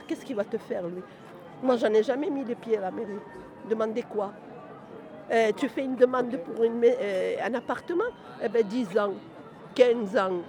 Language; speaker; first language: French; non-native, fluent; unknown